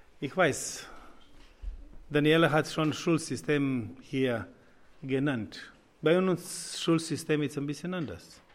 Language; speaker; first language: German; non-native, learner; Croatian